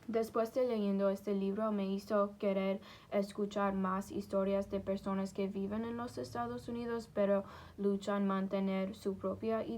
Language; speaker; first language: Spanish; non-native, fluent; English